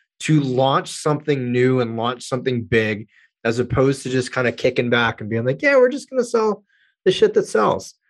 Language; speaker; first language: English; native; English